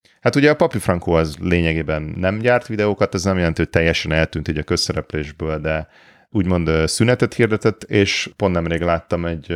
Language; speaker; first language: Hungarian; native; Hungarian